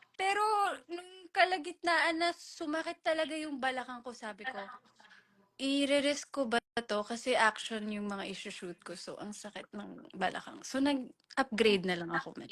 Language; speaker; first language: Filipino; native; Filipino